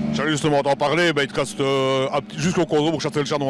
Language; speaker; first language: French; native; French